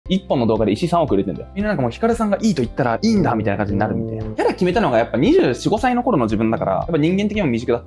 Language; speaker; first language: Japanese; native; Japanese